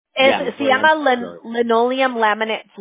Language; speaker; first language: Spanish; early bilingual, heritage; Spanish